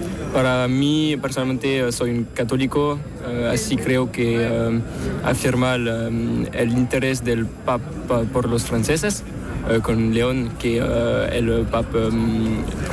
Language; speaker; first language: Spanish; non-native, learner; French